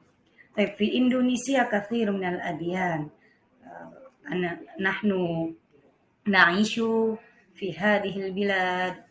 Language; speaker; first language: Arabic; non-native, fluent; Indonesian